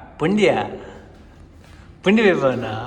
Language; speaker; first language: Hindi; non-native, local second language; Tulu